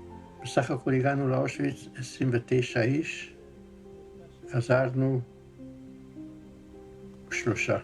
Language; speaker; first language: Hebrew; non-native, fluent; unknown